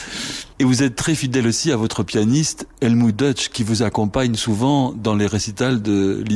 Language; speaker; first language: French; native; French